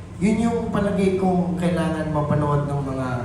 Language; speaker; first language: Filipino; native; Filipino